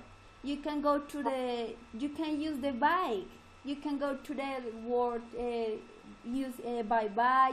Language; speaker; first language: English; non-native, learner; Spanish